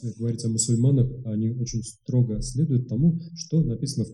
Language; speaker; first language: Russian; native; Russian